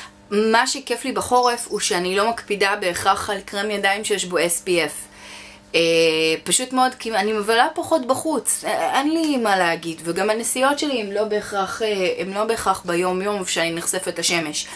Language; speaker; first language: Hebrew; native; Hebrew